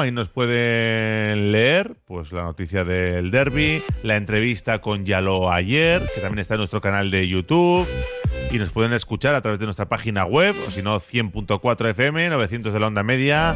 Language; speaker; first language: Spanish; native; Spanish